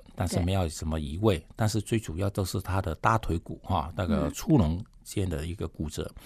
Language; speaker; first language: Chinese; non-native, fluent; Cantonese